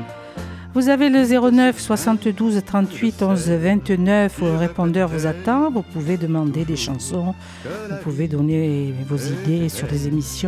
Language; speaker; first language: French; native; French